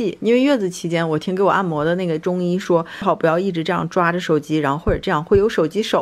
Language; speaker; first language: Chinese; native; Chinese